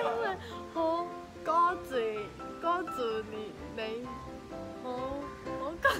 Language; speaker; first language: Cantonese; non-native, learner; Chinese